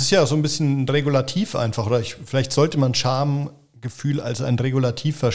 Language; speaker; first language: German; native; German